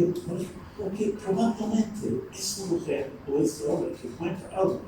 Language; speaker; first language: Spanish; non-native, fluent; Turkish